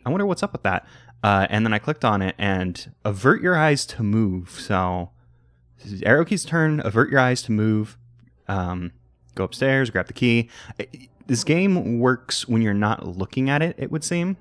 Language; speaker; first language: English; native; English